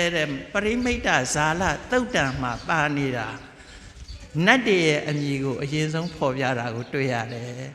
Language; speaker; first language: Burmese; native; Burmese